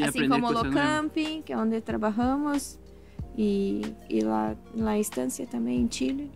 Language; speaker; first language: Spanish; non-native, learner; Portuguese